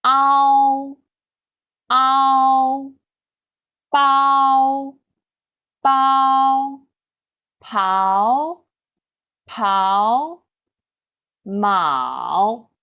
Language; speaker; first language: Chinese; native; Chinese